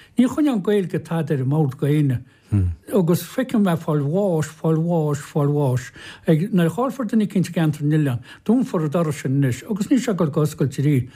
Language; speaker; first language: Irish; native; Irish